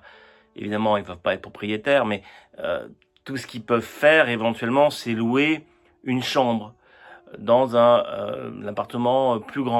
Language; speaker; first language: French; native; French